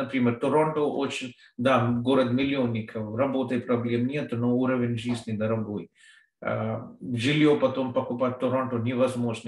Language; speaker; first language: Russian; non-native, fluent; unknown